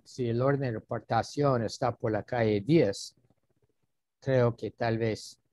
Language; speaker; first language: Spanish; non-native, fluent; English